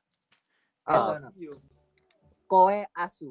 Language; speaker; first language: Japanese; non-native, local second language; Indonesian